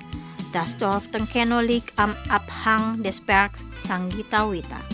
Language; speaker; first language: German; non-native, fluent; Indonesian